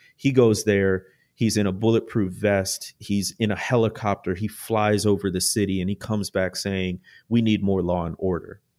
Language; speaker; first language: English; native; English